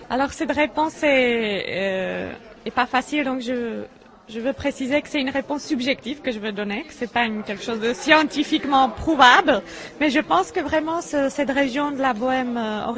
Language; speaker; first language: French; non-native, fluent; Czech